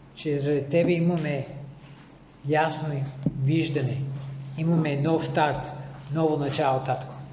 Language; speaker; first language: Bulgarian; non-native, fluent; English